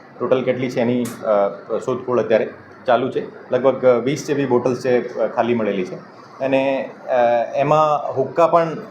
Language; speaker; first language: Gujarati; non-native, local second language; Hindi